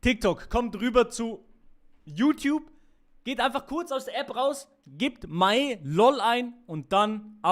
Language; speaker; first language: German; native; German